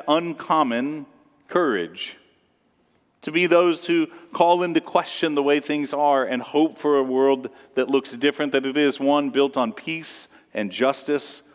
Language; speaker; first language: English; native; English